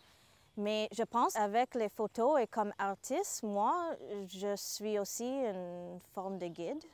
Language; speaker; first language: French; non-native, fluent; English